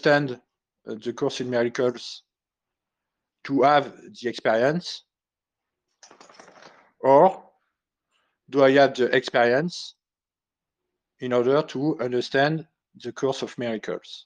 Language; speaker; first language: English; non-native, learner; French